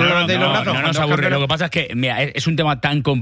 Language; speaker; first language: Spanish; native; Spanish